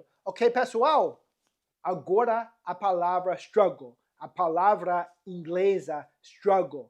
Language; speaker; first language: Portuguese; non-native, fluent; English